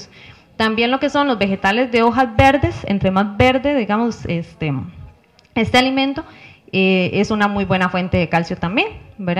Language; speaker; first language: Spanish; native; Spanish